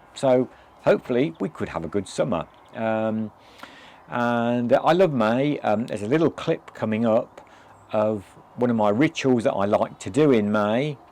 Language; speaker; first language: English; native; English